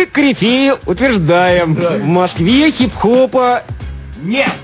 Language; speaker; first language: Russian; native; Russian